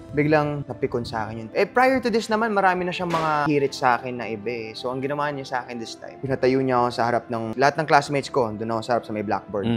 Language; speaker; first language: Filipino; early bilingual, heritage; Filipino